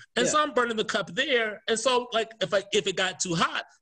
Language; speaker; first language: English; native; English